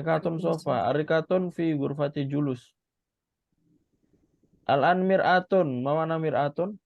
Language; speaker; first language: Arabic; non-native, fluent; Indonesian